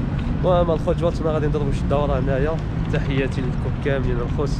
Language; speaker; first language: Arabic; native; Arabic